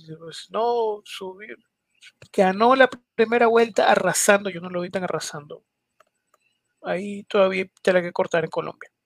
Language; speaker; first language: Spanish; native; Spanish